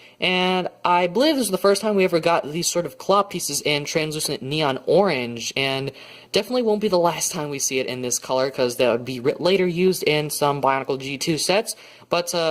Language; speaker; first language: English; native; English